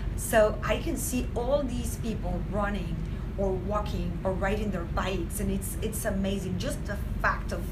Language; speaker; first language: English; non-native, fluent; Spanish